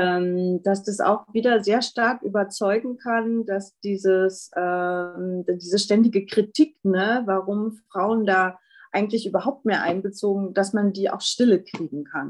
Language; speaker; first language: German; native; German